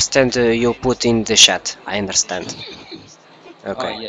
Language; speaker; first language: English; non-native, learner; Portuguese